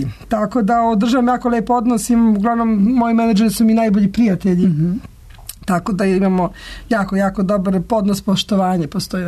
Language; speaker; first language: Serbian; native; Serbian